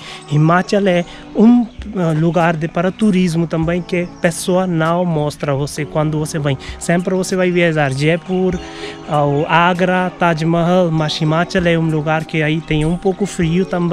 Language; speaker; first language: Portuguese; non-native, learner; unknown